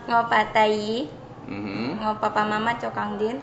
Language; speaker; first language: Cantonese; non-native, learner; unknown